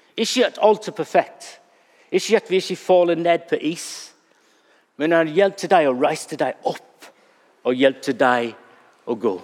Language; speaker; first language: Norwegian; non-native, fluent; English